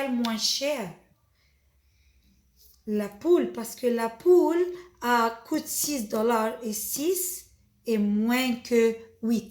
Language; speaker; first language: French; non-native, fluent; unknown